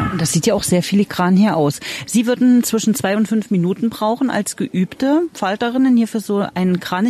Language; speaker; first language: German; native; German